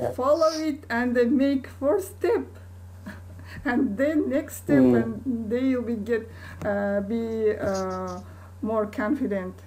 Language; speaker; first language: English; non-native, learner; Kazakh